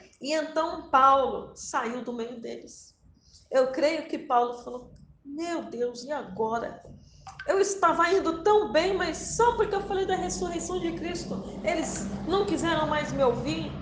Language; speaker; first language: Portuguese; native; Portuguese